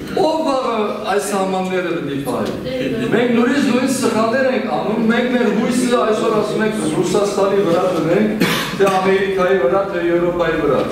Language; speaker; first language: Armenian; non-native, fluent; Kurdish